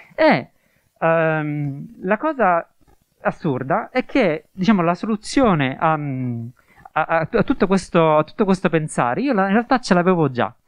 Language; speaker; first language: Italian; native; Italian